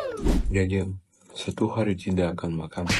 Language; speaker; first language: Indonesian; non-native, learner; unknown